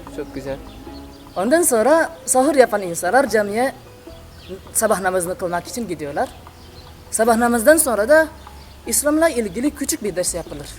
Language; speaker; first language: Turkish; non-native, fluent; Indonesian